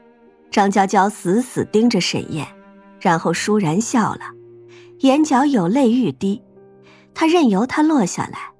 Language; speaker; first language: Chinese; native; Chinese